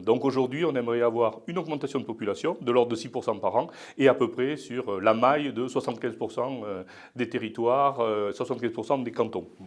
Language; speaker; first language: French; native; French